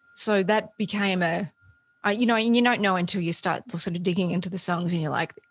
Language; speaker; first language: English; native; English